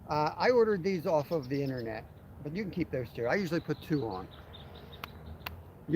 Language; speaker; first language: English; native; English